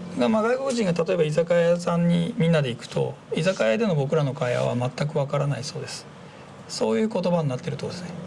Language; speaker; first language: Japanese; native; Japanese